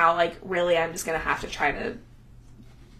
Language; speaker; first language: English; native; English